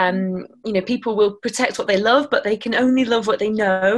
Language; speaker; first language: English; native; English